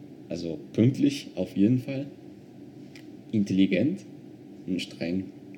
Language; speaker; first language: German; non-native, fluent; Spanish